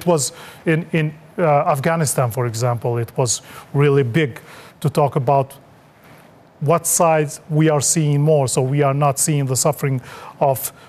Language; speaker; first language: English; non-native, fluent; Albanian